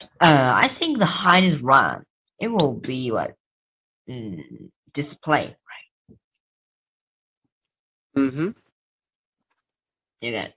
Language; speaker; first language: English; non-native, learner; Chinese